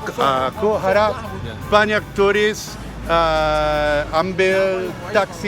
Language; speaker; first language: Indonesian; non-native, learner; English